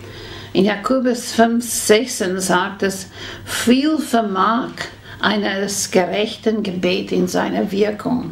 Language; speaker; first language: German; non-native, fluent; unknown